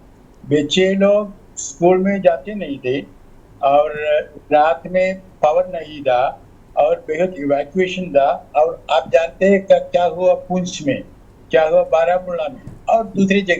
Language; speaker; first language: Hindi; non-native, local second language; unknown